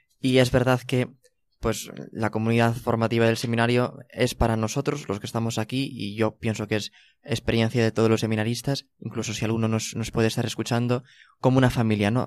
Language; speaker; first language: Spanish; native; Spanish